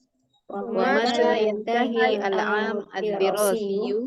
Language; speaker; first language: Arabic; non-native, learner; Indonesian